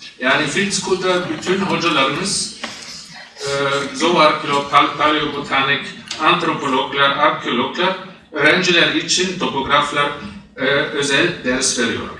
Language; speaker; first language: Turkish; non-native, fluent; German